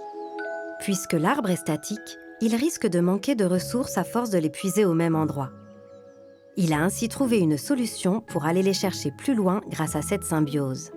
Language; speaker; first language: French; native; French